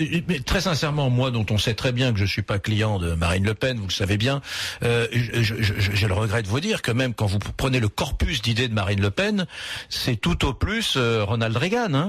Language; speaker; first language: French; native; French